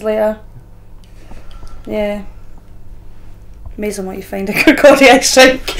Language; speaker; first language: English; native; English